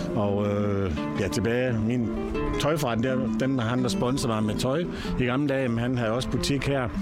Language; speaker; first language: Danish; native; Danish